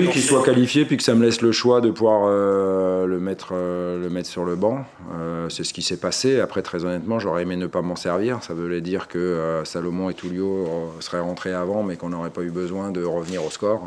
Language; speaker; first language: French; native; French